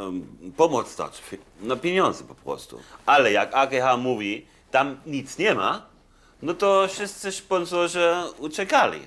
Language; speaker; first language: Polish; non-native, learner; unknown